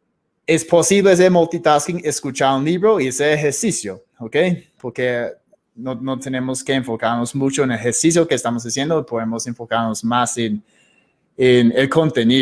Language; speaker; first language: Spanish; non-native, fluent; English